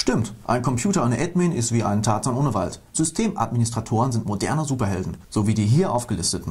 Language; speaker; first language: German; native; German